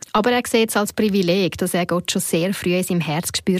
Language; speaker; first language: German; native; German